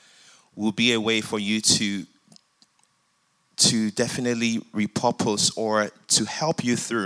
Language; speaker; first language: English; non-native, local second language; Yoruba